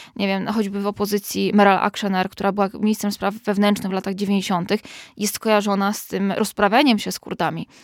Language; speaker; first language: Polish; native; Polish